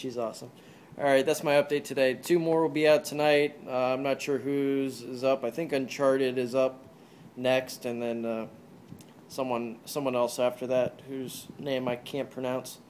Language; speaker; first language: English; native; English